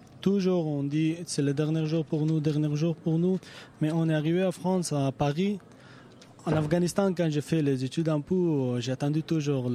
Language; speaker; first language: French; non-native, learner; Persian